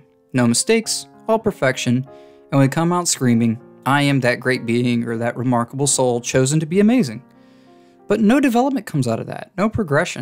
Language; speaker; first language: English; native; English